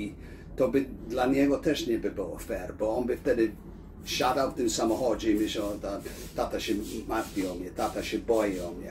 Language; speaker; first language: Polish; early bilingual, heritage; Polish